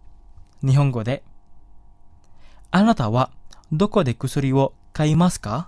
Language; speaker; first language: Japanese; non-native, fluent; Indonesian